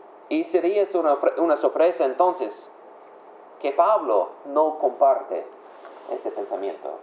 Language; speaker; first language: Spanish; non-native, fluent; English